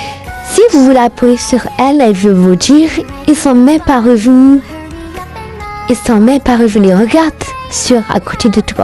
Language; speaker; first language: French; non-native, learner; Arabic